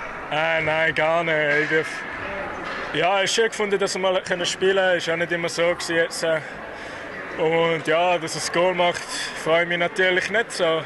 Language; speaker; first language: German; native; German